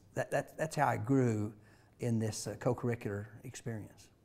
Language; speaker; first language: English; native; English